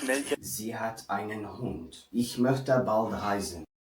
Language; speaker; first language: German; non-native, learner; English